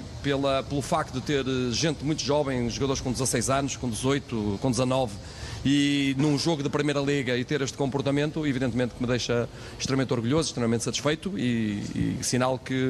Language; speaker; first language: Portuguese; native; Portuguese